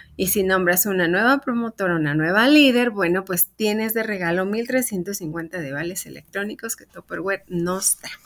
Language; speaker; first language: Spanish; native; Spanish